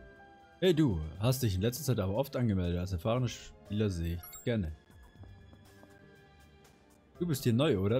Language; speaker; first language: German; native; German